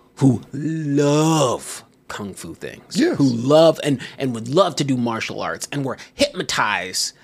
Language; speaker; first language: English; native; English